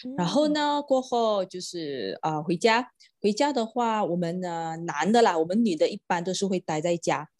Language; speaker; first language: Chinese; non-native, local second language; Malay